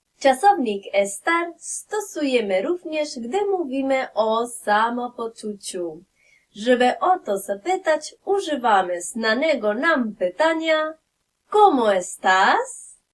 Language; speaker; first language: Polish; non-native, fluent; Spanish